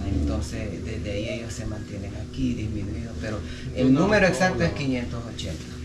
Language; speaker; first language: Spanish; non-native, local second language; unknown